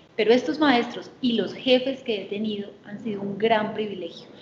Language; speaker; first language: Spanish; native; Spanish